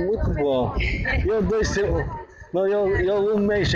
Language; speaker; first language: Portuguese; non-native, learner; Bulgarian